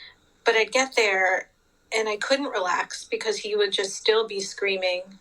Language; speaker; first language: English; native; English